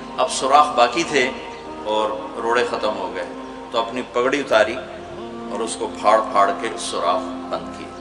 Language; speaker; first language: Urdu; non-native, local second language; Punjabi